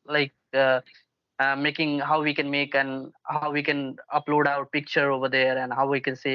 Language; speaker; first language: English; non-native, local second language; Hindi